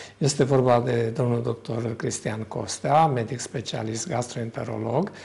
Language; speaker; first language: Romanian; native; Romanian